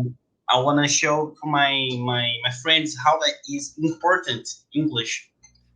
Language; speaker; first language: English; non-native, learner; Portuguese